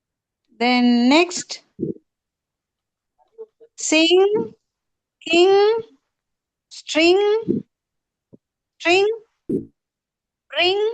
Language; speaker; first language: English; non-native, local second language; Tamil